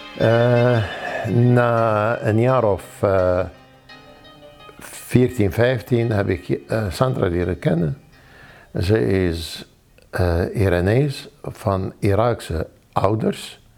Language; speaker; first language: Dutch; non-native, fluent; Arabic